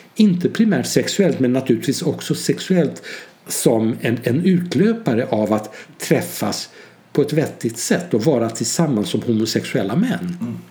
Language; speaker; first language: Swedish; early bilingual, other home language; Hungarian